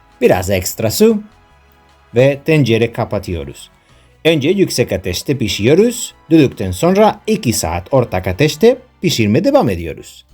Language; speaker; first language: Turkish; non-native, learner; Spanish